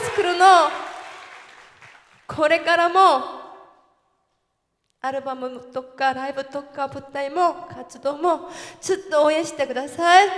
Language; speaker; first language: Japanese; non-native, learner; Korean